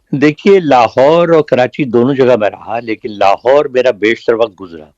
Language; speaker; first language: Urdu; native; Urdu